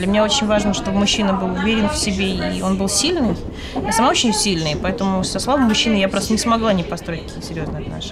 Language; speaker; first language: Russian; native; Russian